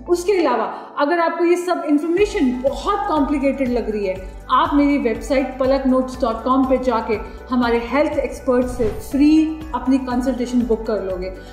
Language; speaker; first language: Hindi; native; Hindi